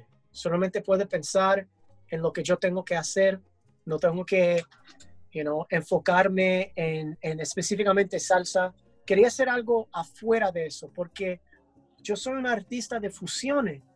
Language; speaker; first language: Spanish; early bilingual, heritage; English